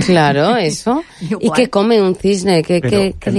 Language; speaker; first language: Spanish; native; Spanish